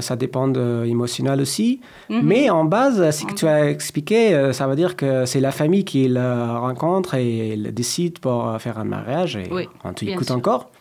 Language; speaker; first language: French; non-native, learner; Persian